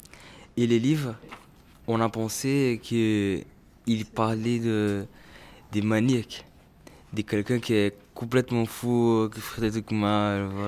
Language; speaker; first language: French; non-native, learner; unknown